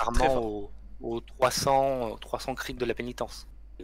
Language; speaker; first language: French; native; French